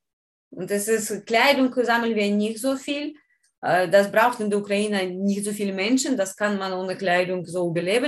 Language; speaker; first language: German; non-native, learner; Ukrainian